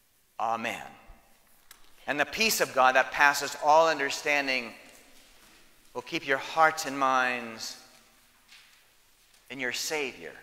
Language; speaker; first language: English; native; English